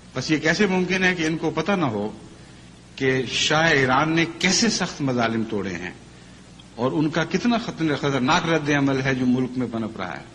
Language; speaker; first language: Urdu; native; Urdu